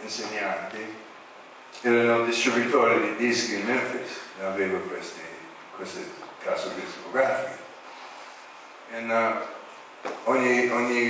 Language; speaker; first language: Italian; non-native, learner; English